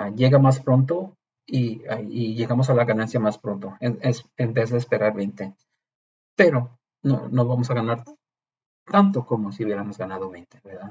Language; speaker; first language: Spanish; early bilingual, heritage; Spanish